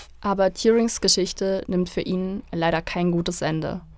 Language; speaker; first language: German; native; German